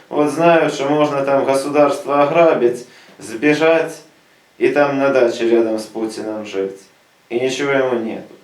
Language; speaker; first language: Russian; native; Russian